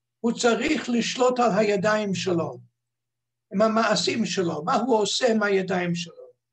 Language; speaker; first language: Hebrew; non-native, fluent; English